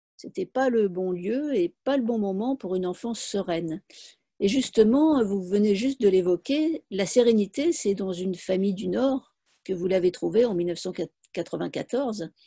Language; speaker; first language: French; native; French